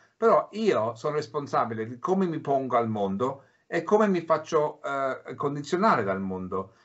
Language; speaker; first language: Italian; early bilingual, heritage; English